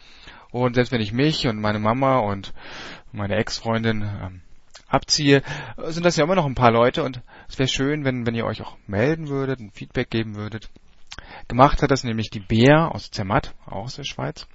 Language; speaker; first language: German; native; German